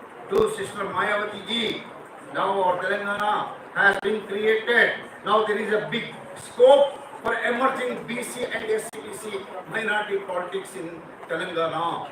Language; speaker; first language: English; non-native, local second language; Telugu